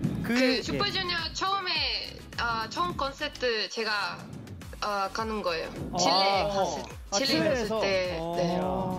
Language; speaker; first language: Korean; non-native, learner; Spanish